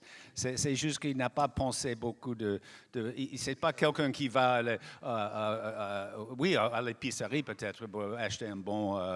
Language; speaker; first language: French; non-native, fluent; English